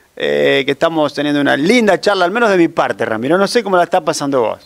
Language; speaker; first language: Spanish; native; Spanish